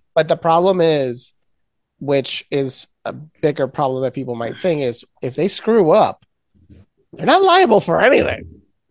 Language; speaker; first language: English; non-native, local second language; Spanish